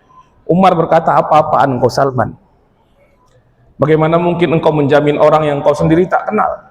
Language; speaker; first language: Indonesian; native; Indonesian